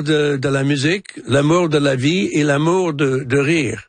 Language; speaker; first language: French; non-native, local second language; English